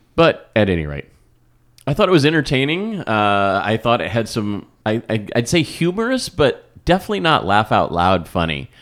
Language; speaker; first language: English; native; English